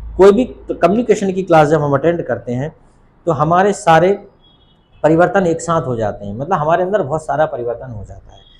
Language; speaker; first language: Hindi; native; Hindi